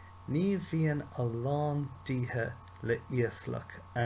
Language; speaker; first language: Irish; non-native, local second language; English